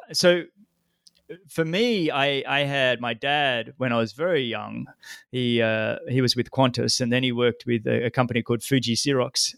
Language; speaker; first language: English; native; English